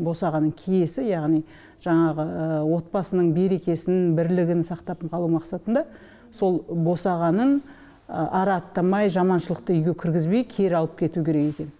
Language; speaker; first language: Kazakh; native; Kazakh